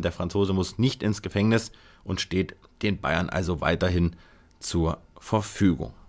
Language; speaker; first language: German; native; German